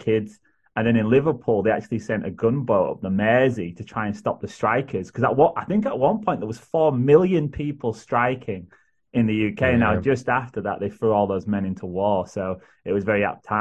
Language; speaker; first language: English; native; English